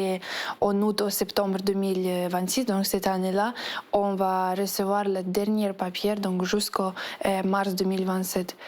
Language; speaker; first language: French; non-native, fluent; Ukrainian